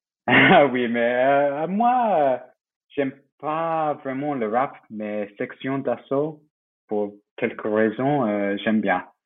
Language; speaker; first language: French; non-native, fluent; English